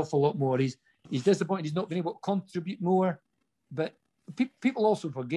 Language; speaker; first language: English; native; English